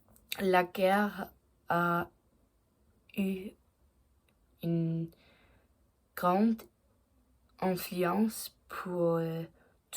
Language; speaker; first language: French; non-native, learner; Danish